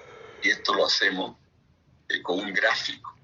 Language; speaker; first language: Spanish; native; Spanish